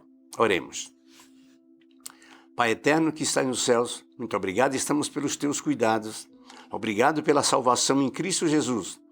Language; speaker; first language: Portuguese; native; Portuguese